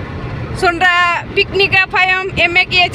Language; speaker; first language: Turkish; non-native, learner; Gujarati